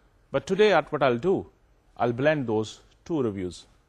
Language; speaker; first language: English; non-native, local second language; Urdu